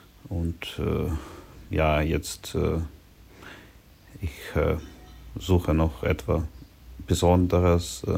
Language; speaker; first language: German; non-native, learner; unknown